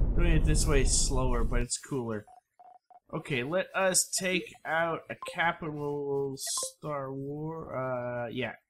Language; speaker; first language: English; native; English